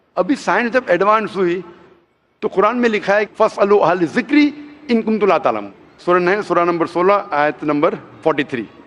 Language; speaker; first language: Hindi; non-native, local second language; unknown